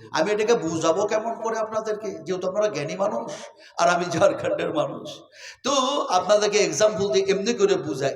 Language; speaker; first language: Bangla; non-native, local second language; Urdu